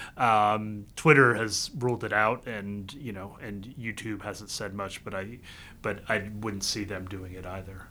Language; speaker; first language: English; early bilingual, other home language; Vietnamese